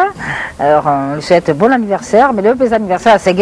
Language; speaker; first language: French; non-native, local second language; Lingala